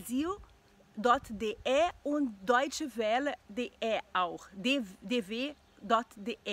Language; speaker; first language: German; non-native, learner; Portuguese